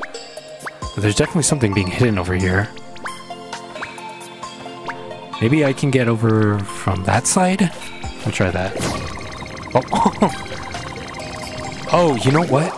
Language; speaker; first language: English; native; English